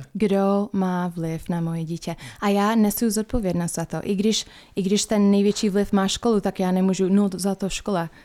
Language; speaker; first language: Czech; non-native, fluent; English